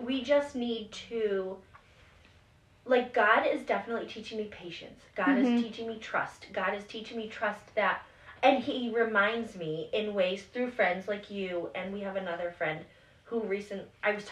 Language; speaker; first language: English; native; English